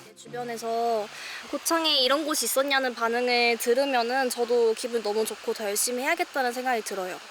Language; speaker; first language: Korean; native; Korean